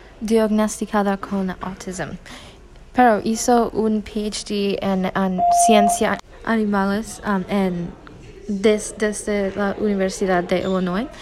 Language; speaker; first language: Spanish; non-native, learner; English